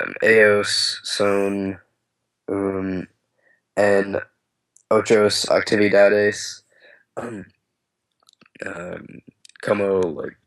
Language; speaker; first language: Spanish; non-native, learner; English